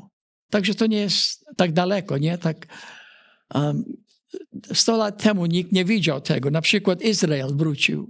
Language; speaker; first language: Polish; early bilingual, heritage; Polish